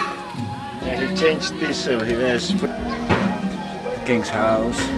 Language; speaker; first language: English; non-native, learner; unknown